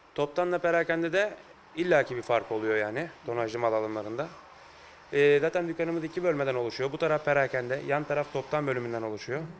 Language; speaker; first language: Turkish; native; Turkish